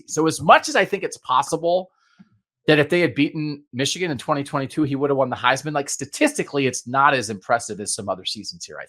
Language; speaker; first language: English; native; English